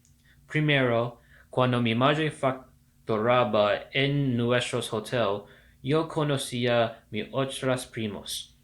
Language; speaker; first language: Spanish; non-native, learner; English